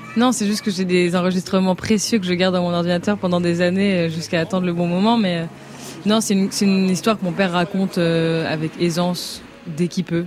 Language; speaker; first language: French; native; French